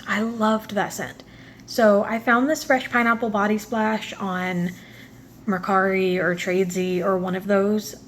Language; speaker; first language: English; native; English